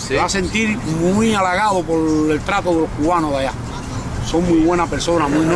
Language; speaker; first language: Spanish; native; Spanish